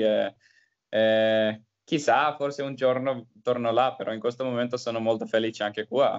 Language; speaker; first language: Italian; non-native, learner; Finnish